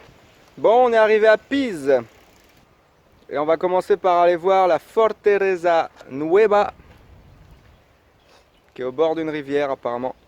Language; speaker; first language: French; native; French